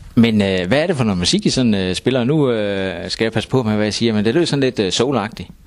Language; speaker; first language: Danish; native; Danish